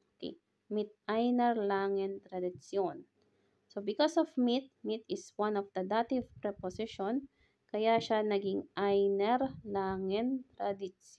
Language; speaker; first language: German; non-native, fluent; Filipino